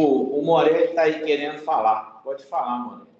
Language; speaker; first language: Portuguese; native; Portuguese